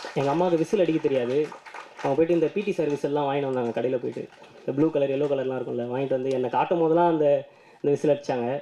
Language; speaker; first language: Tamil; native; Tamil